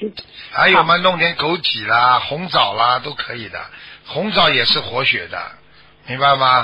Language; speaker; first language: Chinese; native; Chinese